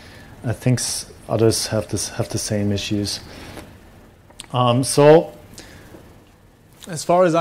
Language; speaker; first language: English; non-native, fluent; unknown